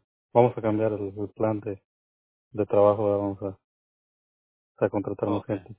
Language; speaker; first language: Spanish; native; Spanish